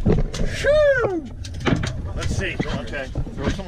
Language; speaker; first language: English; native; English